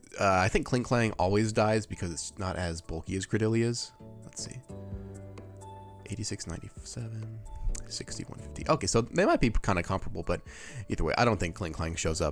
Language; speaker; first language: English; native; English